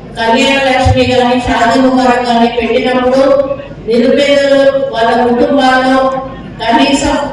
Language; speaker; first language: Telugu; native; Telugu